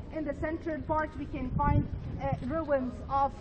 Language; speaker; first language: English; non-native, fluent; Arabic